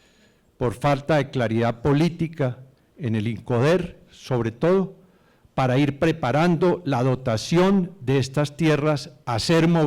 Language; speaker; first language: Spanish; native; Spanish